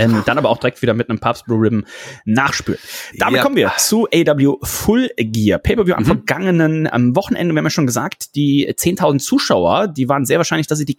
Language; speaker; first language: German; native; German